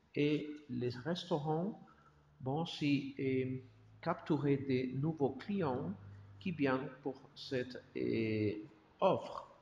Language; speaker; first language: French; non-native, learner; Spanish